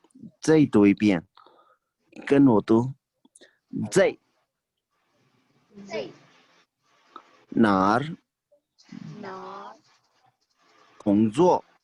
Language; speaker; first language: Chinese; non-native, fluent; Urdu